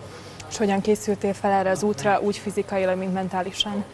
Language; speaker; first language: Hungarian; native; Hungarian